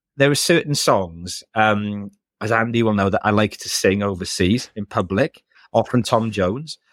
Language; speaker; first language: English; native; English